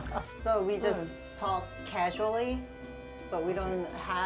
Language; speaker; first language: English; non-native, fluent; Korean